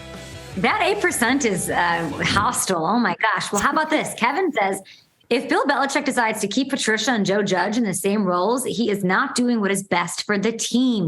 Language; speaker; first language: English; native; English